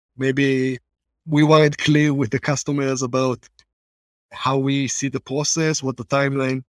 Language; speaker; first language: English; non-native, fluent; Hebrew